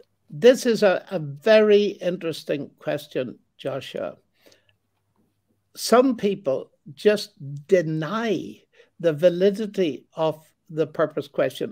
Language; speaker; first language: English; native; English